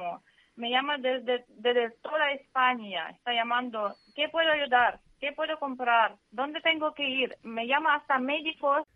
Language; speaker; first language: Spanish; non-native, learner; Ukrainian